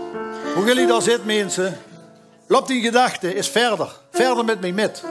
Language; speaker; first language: Dutch; native; Dutch